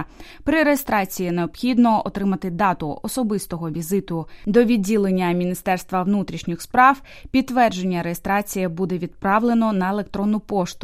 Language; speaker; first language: Ukrainian; native; Ukrainian